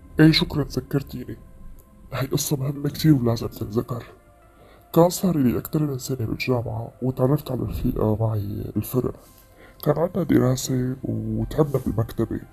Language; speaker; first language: Arabic; native; Arabic